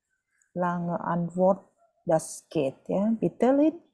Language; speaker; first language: German; non-native, fluent; Indonesian